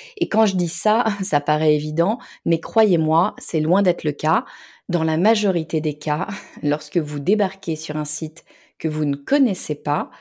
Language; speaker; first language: French; native; French